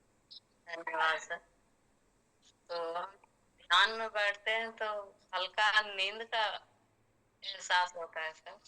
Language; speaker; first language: Hindi; native; Hindi